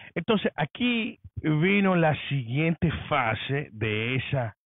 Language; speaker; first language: Spanish; early bilingual, heritage; Spanish